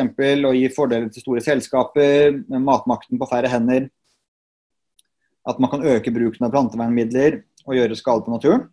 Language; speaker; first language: Norwegian; native; Norwegian